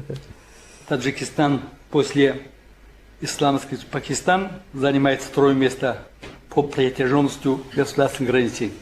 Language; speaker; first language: Russian; non-native, local second language; Tajik